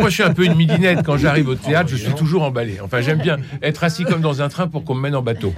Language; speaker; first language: French; native; French